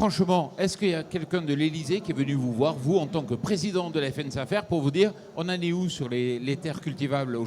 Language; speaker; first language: French; native; French